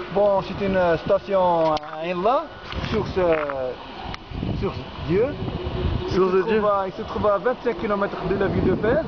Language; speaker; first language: French; non-native, local second language; Arabic